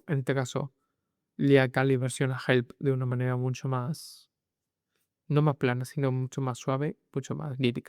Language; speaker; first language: Spanish; native; Spanish